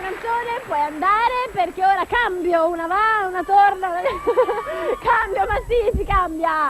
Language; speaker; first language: Italian; native; Italian